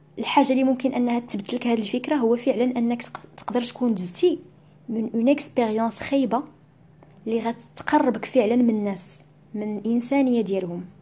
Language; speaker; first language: Arabic; native; Arabic